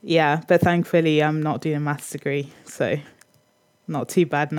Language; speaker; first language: English; native; English